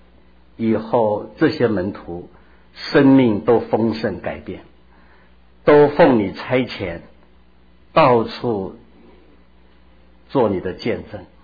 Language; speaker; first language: Chinese; native; Chinese